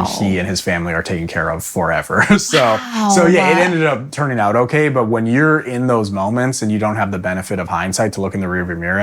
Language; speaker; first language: English; native; English